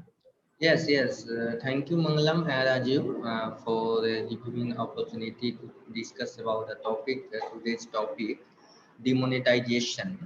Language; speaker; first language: English; non-native, local second language; Hindi